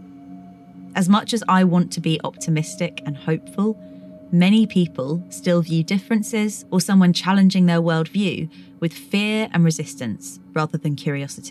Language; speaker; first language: English; native; English